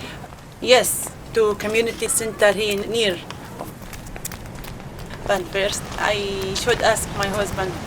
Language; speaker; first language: English; non-native, learner; Arabic